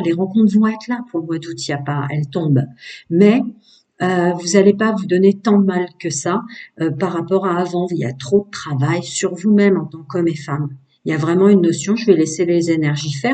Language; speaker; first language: French; native; French